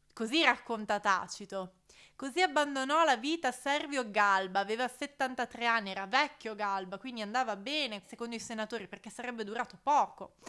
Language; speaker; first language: Italian; native; Italian